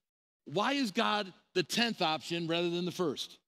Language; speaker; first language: English; native; English